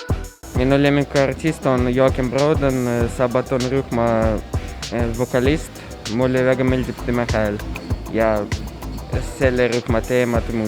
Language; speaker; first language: Estonian; non-native, local second language; Russian